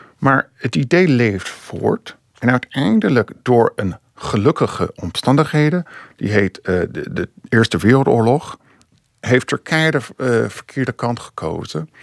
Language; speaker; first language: Dutch; non-native, fluent; English